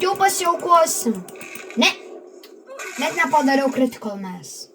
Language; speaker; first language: Lithuanian; native; Lithuanian